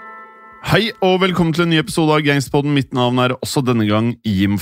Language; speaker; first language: Norwegian; native; Norwegian